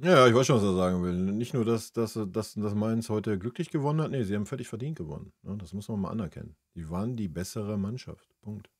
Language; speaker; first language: German; native; German